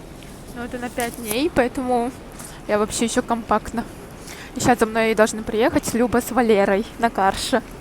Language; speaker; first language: Russian; native; Russian